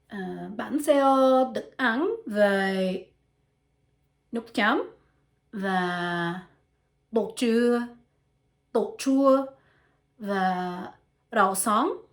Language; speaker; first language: Vietnamese; non-native, learner; French